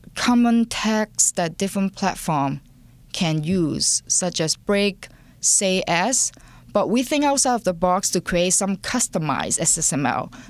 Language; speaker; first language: English; non-native, local second language; Cantonese